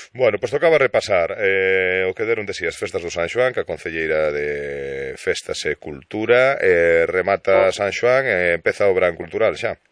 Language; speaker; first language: Galician; native; Galician